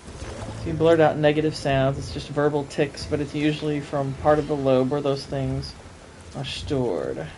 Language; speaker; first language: English; native; English